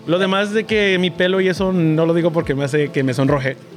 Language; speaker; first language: Spanish; native; Spanish